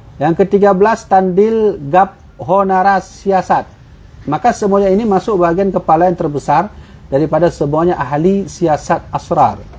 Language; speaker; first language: Malay; non-native, local second language; Achinese